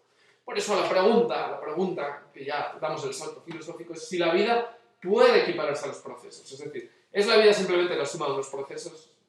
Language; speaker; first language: Spanish; native; Spanish